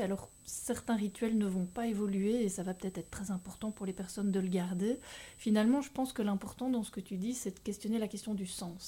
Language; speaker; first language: French; native; French